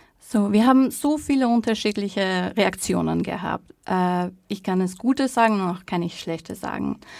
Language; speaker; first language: German; non-native, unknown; Persian